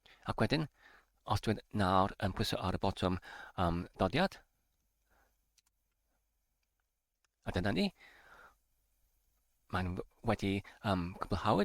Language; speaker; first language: Welsh; non-native, learner; English